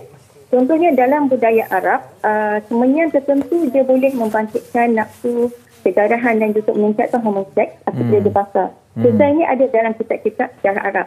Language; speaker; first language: Malay; native; Malay